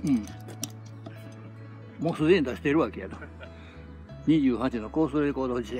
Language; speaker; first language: Japanese; native; Japanese